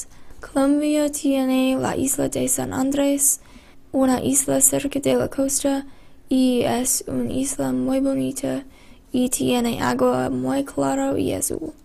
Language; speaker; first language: Spanish; non-native, learner; English